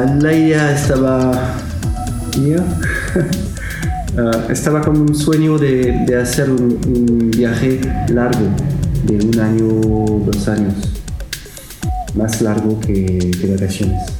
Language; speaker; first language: Spanish; non-native, learner; French